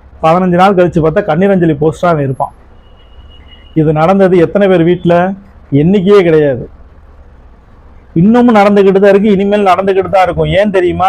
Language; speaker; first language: Tamil; native; Tamil